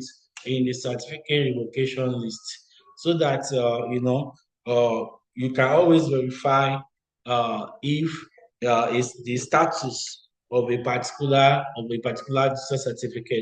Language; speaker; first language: English; non-native, local second language; Yoruba